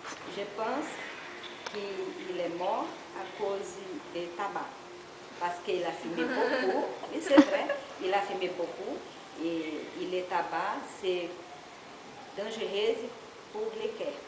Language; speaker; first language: French; non-native, learner; Portuguese